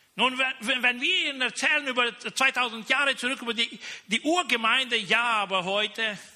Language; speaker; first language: German; non-native, fluent; Romanian